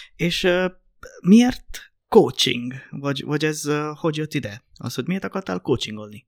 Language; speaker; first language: Hungarian; non-native, fluent; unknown